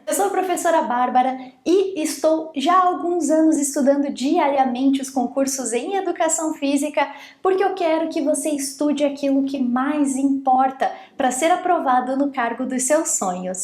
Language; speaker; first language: Portuguese; native; Portuguese